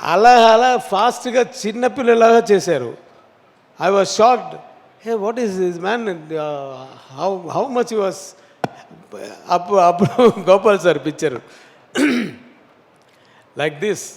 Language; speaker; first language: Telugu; non-native, learner; Tamil